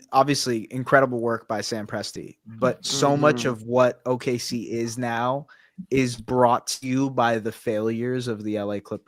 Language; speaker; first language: English; native; English